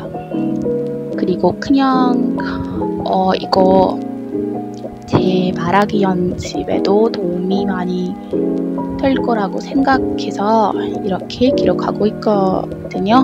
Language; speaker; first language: Korean; non-native, learner; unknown